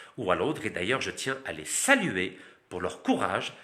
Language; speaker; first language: French; non-native, local second language; Arabic